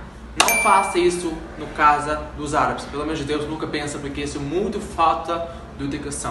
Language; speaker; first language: Portuguese; non-native, fluent; Arabic